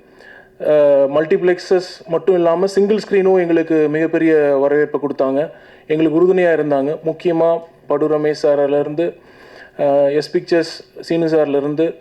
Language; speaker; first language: Tamil; native; Tamil